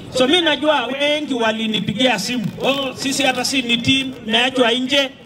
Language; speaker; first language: Swahili; non-native, local second language; Masai